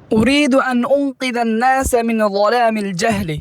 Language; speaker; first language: Arabic; non-native, learner; Bangla